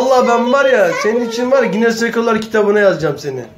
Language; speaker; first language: Turkish; native; Turkish